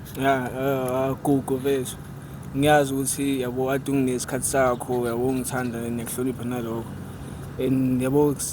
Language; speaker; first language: Zulu; native; Zulu